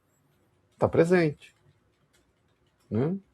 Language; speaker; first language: Portuguese; native; Portuguese